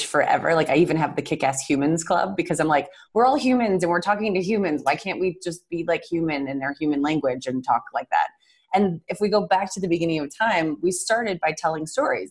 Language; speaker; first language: English; native; English